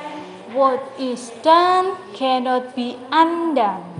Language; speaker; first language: English; non-native, learner; Indonesian